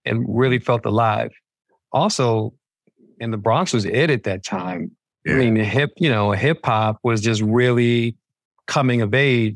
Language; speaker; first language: English; native; English